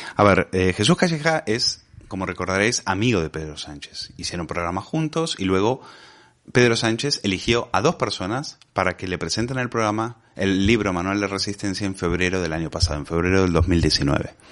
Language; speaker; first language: Spanish; native; Spanish